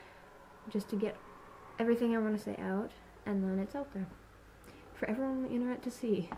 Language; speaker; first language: English; native; English